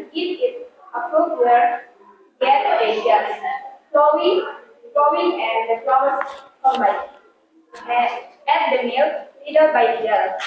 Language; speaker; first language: English; non-native, learner; Indonesian